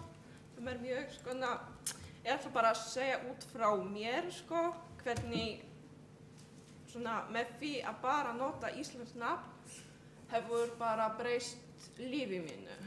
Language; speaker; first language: Icelandic; non-native, fluent; Polish